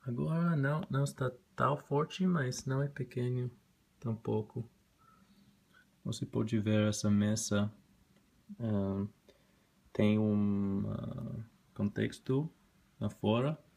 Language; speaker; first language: Portuguese; non-native, learner; Spanish